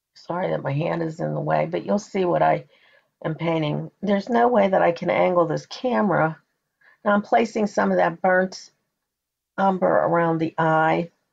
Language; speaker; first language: English; native; English